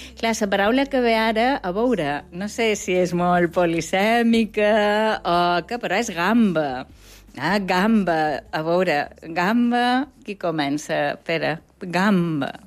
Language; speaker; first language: Catalan; native; Catalan